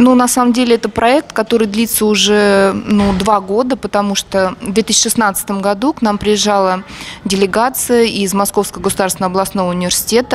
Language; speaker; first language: Russian; native; Russian